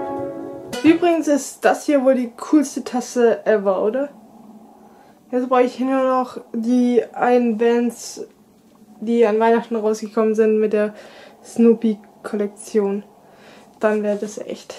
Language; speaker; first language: German; native; German